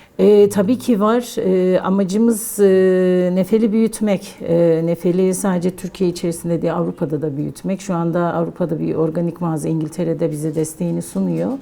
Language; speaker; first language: Turkish; non-native, local second language; Kurdish